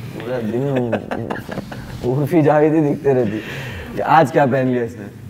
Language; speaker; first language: Hindi; non-native, local second language; Gujarati